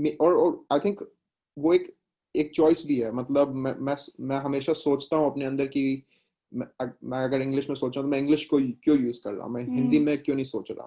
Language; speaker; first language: Hindi; native; Hindi